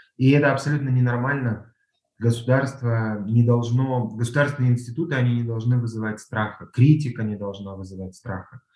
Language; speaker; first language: Russian; native; Russian